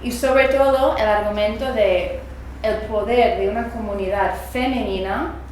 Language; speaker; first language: Spanish; early bilingual, other home language; English